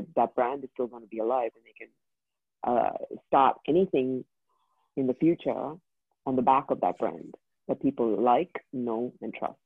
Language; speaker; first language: English; native; English